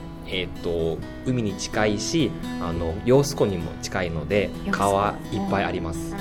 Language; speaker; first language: Japanese; non-native, fluent; Chinese